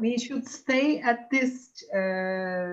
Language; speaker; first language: English; non-native, fluent; Turkish